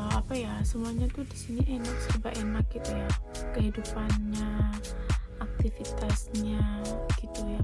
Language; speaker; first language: Indonesian; native; Indonesian